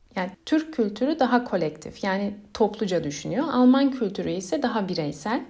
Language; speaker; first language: Turkish; early bilingual, heritage; Turkish